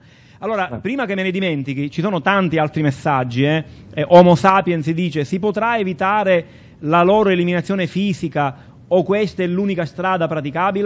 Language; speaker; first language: Italian; native; Italian